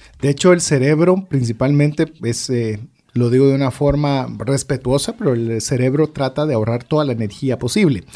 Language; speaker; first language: Spanish; native; Spanish